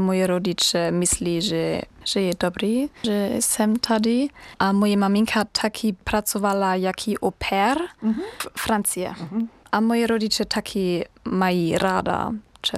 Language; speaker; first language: Czech; non-native, learner; German